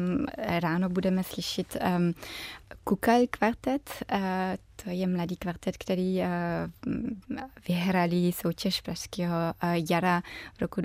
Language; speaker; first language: Czech; early bilingual, heritage; German